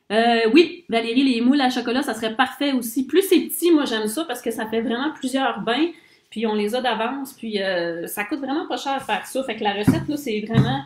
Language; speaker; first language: French; native; French